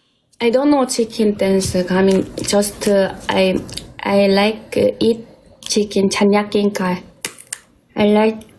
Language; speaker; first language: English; non-native, learner; Thai